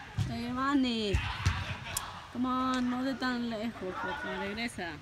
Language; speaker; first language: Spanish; early bilingual, heritage; Spanish